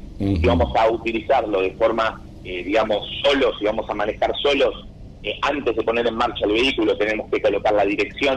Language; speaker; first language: Spanish; native; Spanish